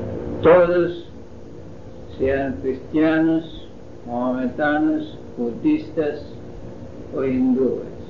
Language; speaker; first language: Spanish; non-native, fluent; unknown